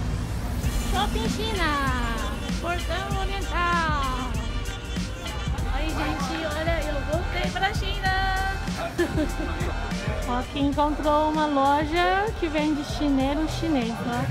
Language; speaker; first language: Portuguese; non-native, fluent; Chinese